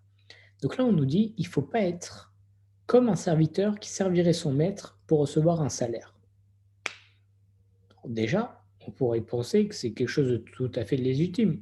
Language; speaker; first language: French; native; French